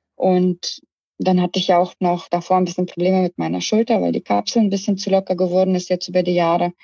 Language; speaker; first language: German; early bilingual, other home language; Russian